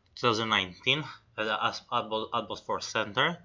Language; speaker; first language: English; non-native, fluent; Romanian